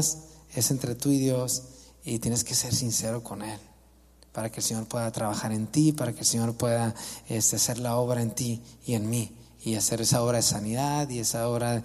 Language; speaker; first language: Spanish; native; Spanish